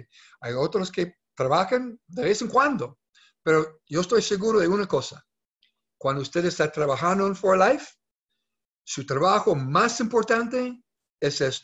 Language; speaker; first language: Spanish; non-native, fluent; English